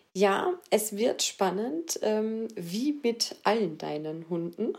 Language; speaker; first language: German; native; German